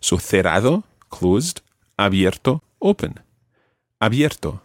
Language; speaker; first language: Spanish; non-native, fluent; English